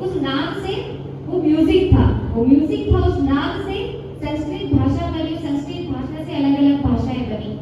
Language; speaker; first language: Hindi; non-native, local second language; Marathi